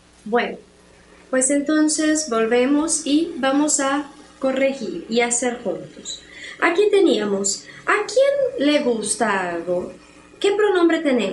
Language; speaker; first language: Spanish; non-native, fluent; Portuguese